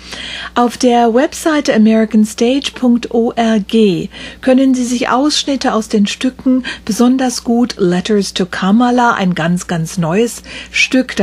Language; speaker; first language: German; native; German